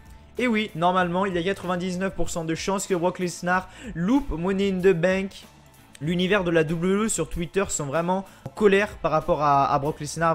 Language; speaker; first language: French; native; French